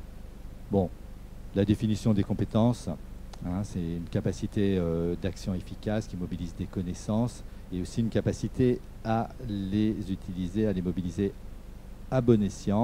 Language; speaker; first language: French; native; French